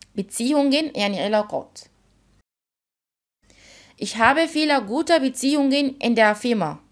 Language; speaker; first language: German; non-native, fluent; Arabic